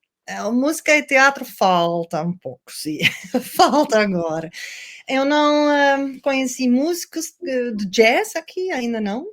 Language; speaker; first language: Portuguese; non-native, learner; Dutch